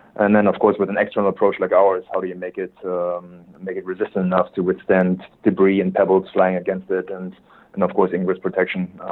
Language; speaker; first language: English; non-native, fluent; German